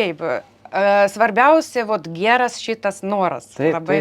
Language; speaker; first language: Lithuanian; non-native, learner; Ukrainian